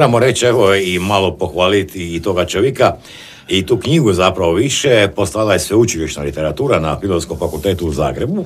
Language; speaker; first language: Croatian; native; Croatian